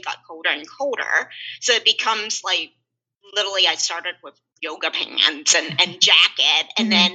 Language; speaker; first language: English; non-native, local second language; Cantonese